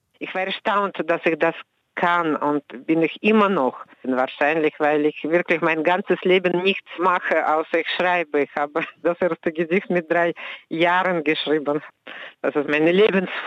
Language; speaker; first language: German; non-native, fluent; Russian